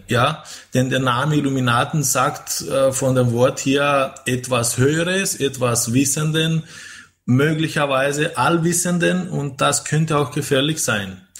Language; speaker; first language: German; non-native, fluent; Romanian